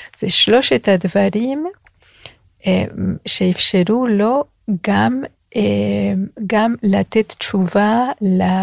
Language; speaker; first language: Hebrew; non-native, fluent; Spanish